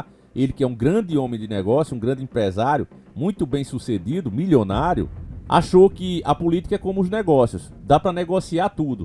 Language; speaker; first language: Portuguese; native; Portuguese